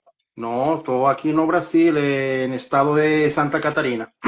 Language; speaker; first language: Portuguese; non-native, learner; Spanish